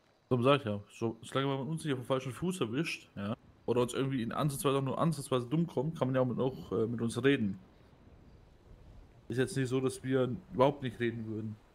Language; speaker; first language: German; native; German